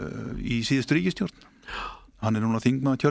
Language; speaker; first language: Icelandic; native; Icelandic